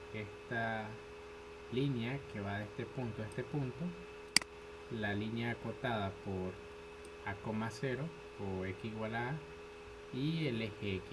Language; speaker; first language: Spanish; native; Spanish